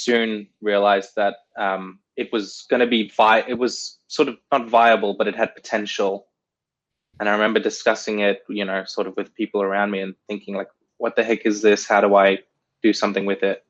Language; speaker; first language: English; native; English